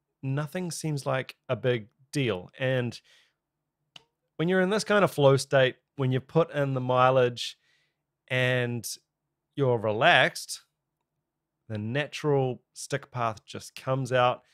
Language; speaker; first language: English; native; English